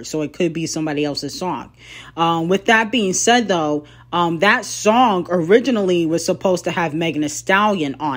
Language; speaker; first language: English; native; English